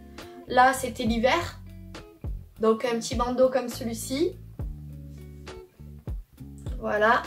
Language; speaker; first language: French; native; French